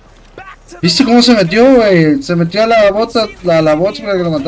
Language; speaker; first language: Spanish; native; Spanish